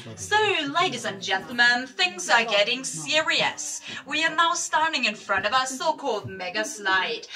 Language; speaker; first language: English; non-native, fluent; German